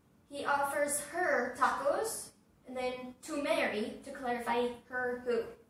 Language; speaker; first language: English; native; English